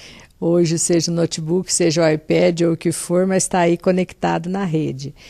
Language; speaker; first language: Portuguese; native; Portuguese